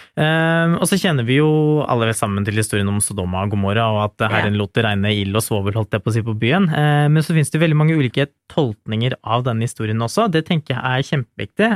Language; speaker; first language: Norwegian; early bilingual, other home language; Urdu